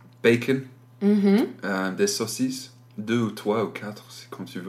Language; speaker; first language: French; non-native, learner; English